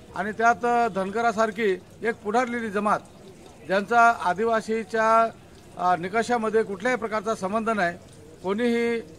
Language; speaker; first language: Marathi; non-native, local second language; Kukna